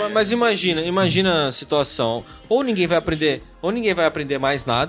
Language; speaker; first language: Portuguese; native; Portuguese